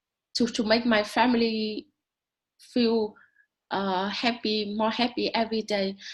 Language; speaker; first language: English; non-native, learner; Vietnamese